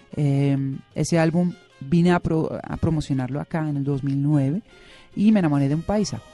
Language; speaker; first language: Spanish; non-native, fluent; Dutch